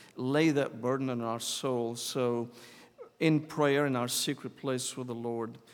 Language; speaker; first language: English; non-native, fluent; Arabic